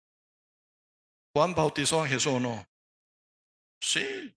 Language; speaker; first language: Spanish; non-native, learner; Korean